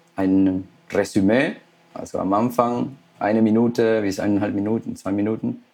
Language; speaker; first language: German; non-native, fluent; Spanish